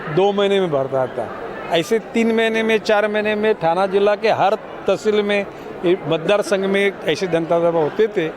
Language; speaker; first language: Hindi; non-native, local second language; Marathi